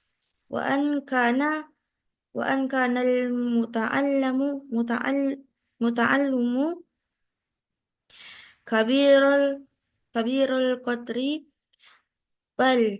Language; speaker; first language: Arabic; non-native, learner; Indonesian